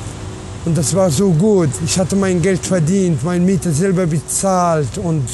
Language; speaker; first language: German; non-native, learner; Arabic